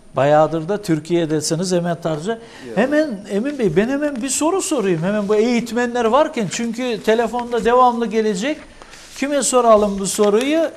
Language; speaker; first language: Turkish; native; Turkish